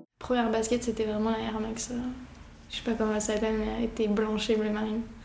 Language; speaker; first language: French; early bilingual, other home language; Arabic